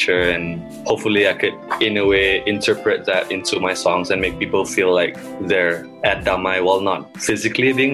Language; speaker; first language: English; non-native, local second language; Malay